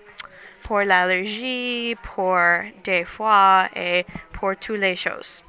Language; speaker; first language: French; non-native, learner; English